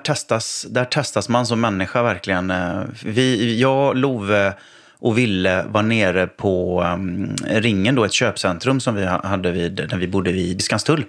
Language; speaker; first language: Swedish; native; Swedish